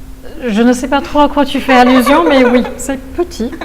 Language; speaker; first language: French; native; French